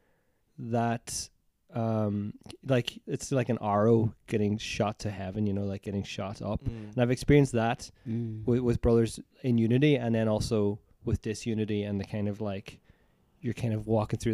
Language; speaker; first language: English; native; English